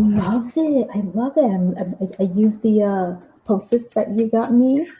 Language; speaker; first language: English; native; English